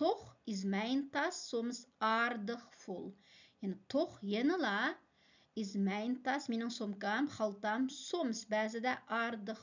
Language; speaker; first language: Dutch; non-native, fluent; Uyghur